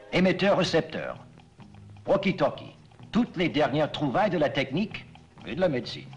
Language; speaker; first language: French; non-native, fluent; English